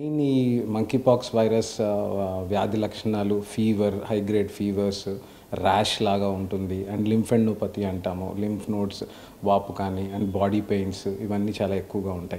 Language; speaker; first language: Telugu; native; Telugu